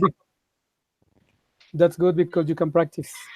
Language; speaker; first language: English; non-native, fluent; Spanish